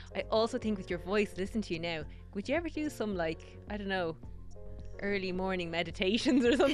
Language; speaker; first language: English; native; English